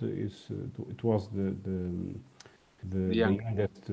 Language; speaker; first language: English; non-native, learner; Portuguese